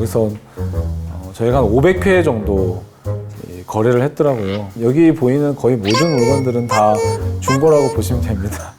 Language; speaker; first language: Korean; native; Korean